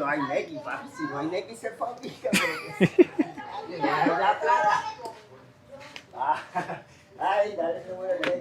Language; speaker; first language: Spanish; native; Spanish